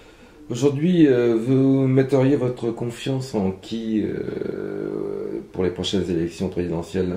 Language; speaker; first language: French; native; French